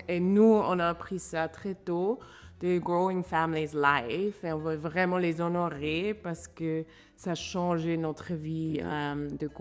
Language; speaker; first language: French; non-native, fluent; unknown